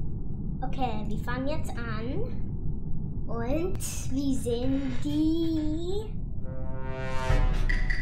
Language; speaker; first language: German; non-native, learner; English